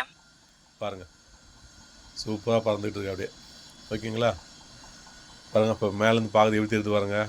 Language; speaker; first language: Tamil; native; Tamil